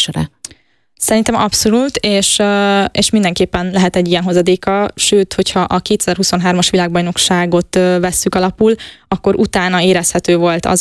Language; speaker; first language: Hungarian; native; Hungarian